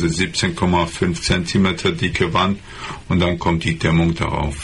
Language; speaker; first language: German; non-native, fluent; Persian